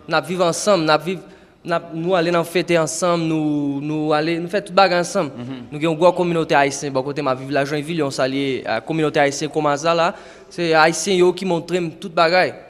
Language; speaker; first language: Haitian Creole; non-native, fluent; Portuguese